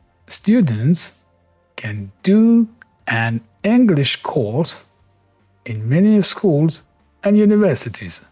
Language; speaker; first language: English; non-native, fluent; Persian